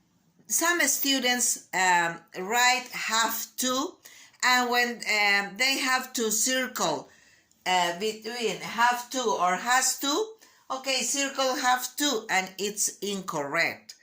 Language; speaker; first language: English; non-native, learner; Spanish